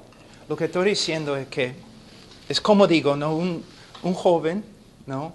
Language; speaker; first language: Spanish; non-native, fluent; English